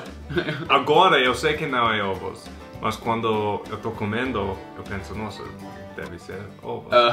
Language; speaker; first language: Portuguese; non-native, fluent; English